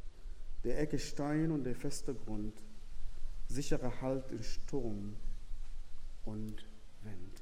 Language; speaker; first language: German; non-native, fluent; Arabic